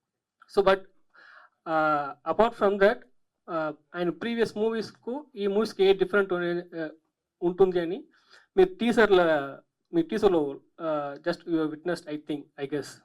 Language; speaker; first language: Telugu; non-native, learner; Tamil